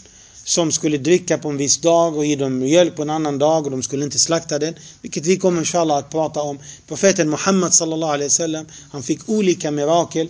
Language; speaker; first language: Swedish; non-native, fluent; Arabic